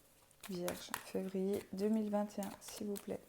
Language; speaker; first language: French; native; French